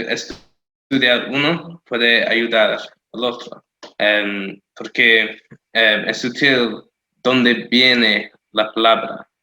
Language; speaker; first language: Spanish; non-native, fluent; English